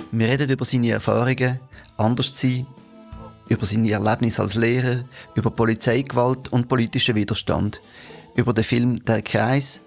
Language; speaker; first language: German; native; German